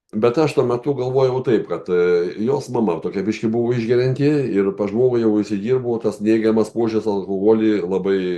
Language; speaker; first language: Lithuanian; native; Lithuanian